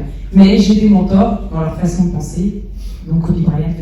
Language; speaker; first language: French; native; French